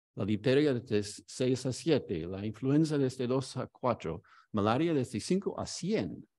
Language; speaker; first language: Spanish; non-native, fluent; English